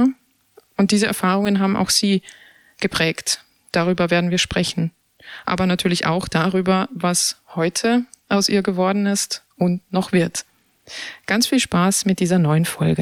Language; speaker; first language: German; native; German